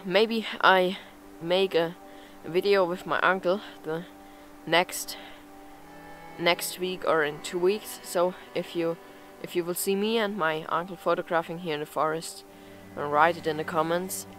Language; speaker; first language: English; non-native, fluent; German